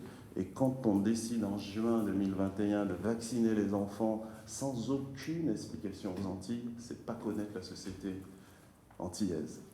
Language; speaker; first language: French; native; French